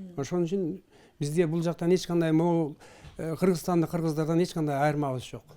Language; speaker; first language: Kyrgyz; early bilingual, heritage; Kyrgyz